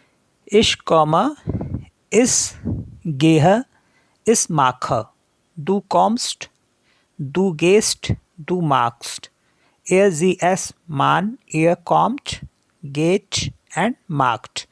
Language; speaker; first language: German; non-native, learner; Hindi